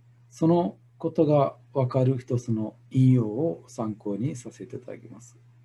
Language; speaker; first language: Japanese; non-native, fluent; Malayalam